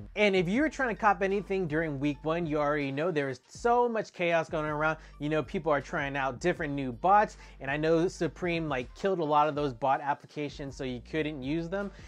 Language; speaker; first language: English; native; English